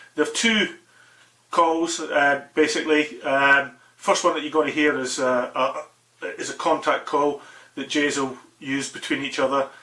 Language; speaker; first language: English; native; English